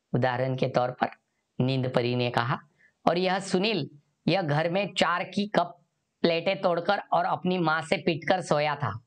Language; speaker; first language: Hindi; non-native, local second language; Marathi